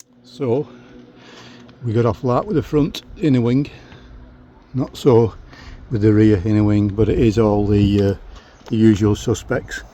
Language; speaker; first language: English; native; English